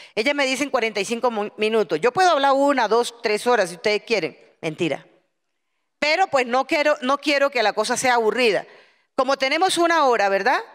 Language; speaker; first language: Spanish; native; Spanish